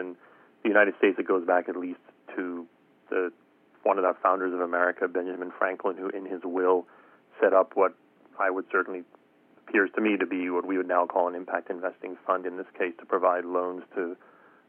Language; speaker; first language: English; native; English